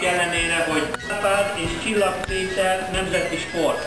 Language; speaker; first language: Hungarian; early bilingual, heritage; Hungarian